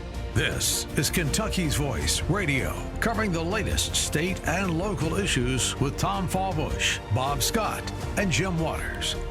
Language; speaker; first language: English; native; English